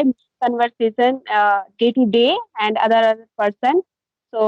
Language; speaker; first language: English; non-native, learner; Hindi